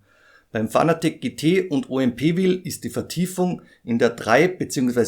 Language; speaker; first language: German; native; German